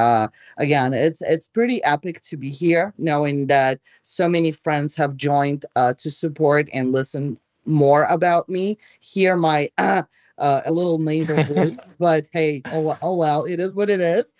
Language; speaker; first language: English; non-native, fluent; Russian